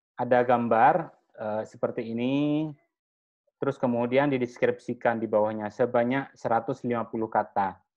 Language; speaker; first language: Indonesian; non-native, local second language; Madurese